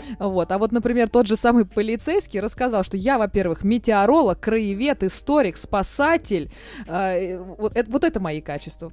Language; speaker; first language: Russian; native; Russian